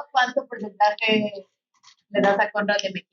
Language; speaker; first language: Spanish; native; Spanish